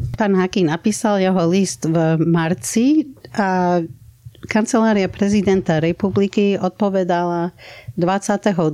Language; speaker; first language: Slovak; non-native, fluent; English